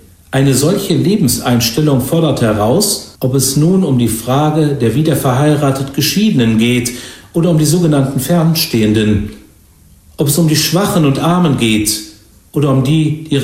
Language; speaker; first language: German; native; German